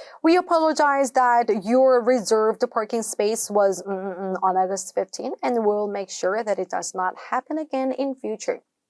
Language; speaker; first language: English; non-native, fluent; Korean